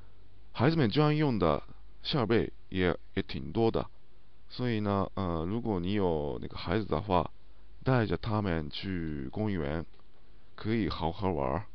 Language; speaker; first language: Chinese; non-native, learner; Japanese